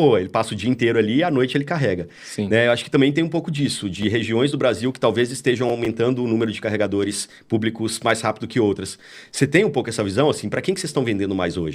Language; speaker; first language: Portuguese; native; Portuguese